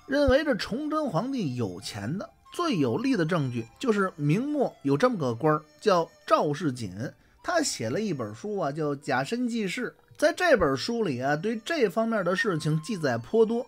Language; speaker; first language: Chinese; native; Chinese